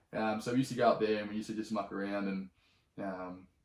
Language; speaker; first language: English; native; English